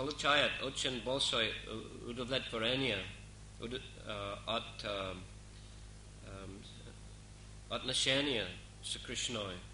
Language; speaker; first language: Russian; non-native, fluent; English